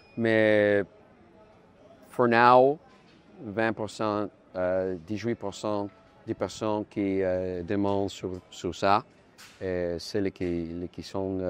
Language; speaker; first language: French; non-native, learner; Spanish